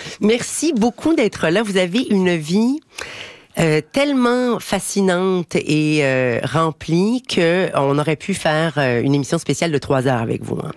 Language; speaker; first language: French; native; French